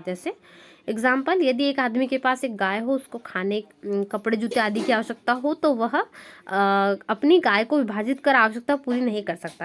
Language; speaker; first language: Hindi; native; Hindi